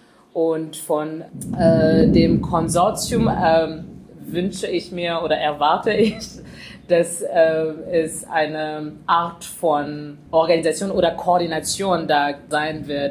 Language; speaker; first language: German; non-native, fluent; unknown